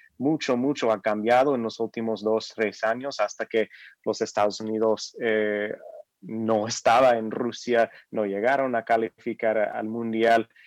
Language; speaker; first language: Spanish; non-native, fluent; English